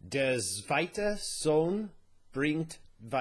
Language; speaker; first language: German; non-native, learner; English